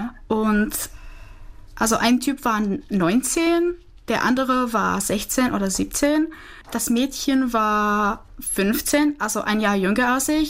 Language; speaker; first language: German; non-native, fluent; Czech